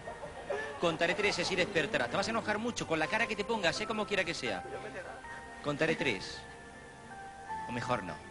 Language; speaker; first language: Spanish; native; Spanish